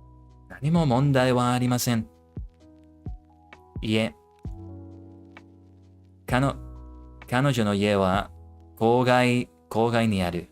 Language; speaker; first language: Japanese; non-native, learner; English